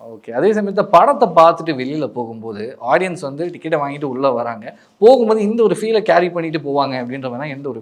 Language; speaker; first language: Tamil; native; Tamil